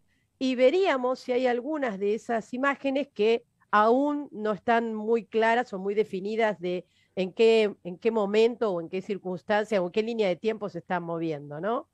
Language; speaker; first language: Spanish; native; Spanish